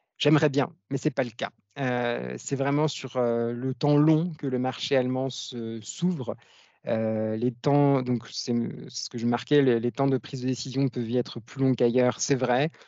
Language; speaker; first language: French; native; French